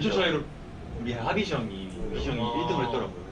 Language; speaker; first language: Korean; native; Korean